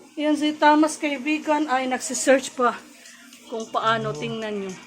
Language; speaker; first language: Filipino; non-native, local second language; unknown